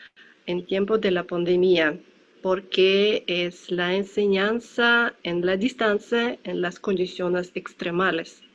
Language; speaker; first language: Spanish; non-native, learner; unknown